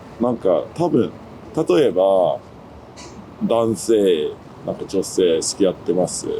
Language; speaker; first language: Japanese; non-native, learner; English